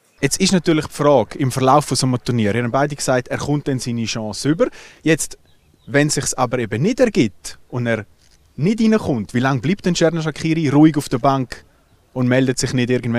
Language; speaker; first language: German; native; German